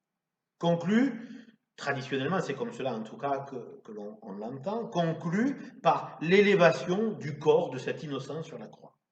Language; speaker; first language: French; native; French